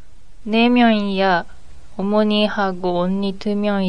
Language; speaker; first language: Korean; non-native, learner; Japanese